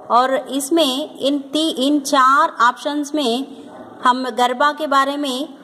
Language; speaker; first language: Hindi; non-native, local second language; Telugu